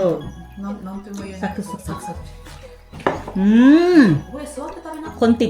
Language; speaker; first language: Japanese; non-native, fluent; Thai